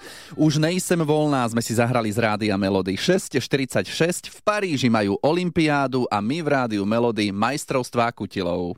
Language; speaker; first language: Slovak; native; Slovak